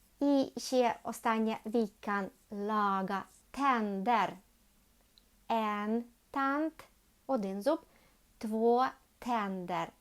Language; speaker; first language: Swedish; non-native, learner; Ukrainian